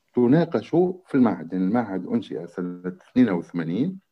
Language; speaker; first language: Arabic; native; Arabic